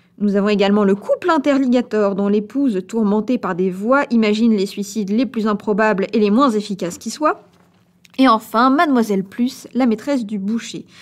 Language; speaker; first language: French; native; French